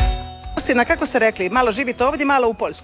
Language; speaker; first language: Serbian; native; Serbian